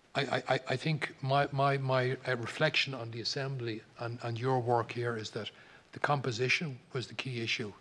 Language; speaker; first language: English; native; English